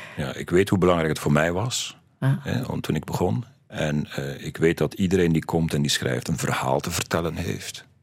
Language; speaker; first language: Dutch; native; Dutch